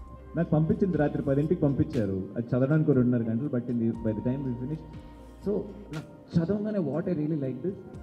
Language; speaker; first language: Telugu; native; Telugu